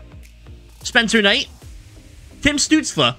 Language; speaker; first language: English; native; English